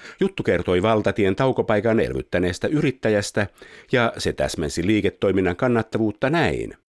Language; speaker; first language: Finnish; native; Finnish